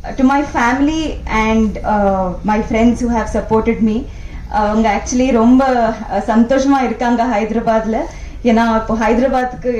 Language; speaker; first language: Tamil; non-native, learner; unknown